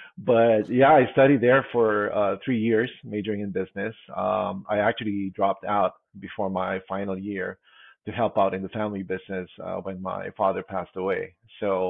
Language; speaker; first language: English; non-native, local second language; Filipino